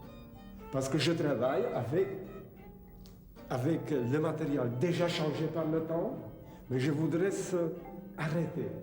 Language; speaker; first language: French; non-native, fluent; Czech